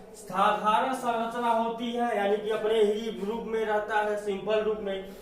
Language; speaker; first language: Hindi; native; Hindi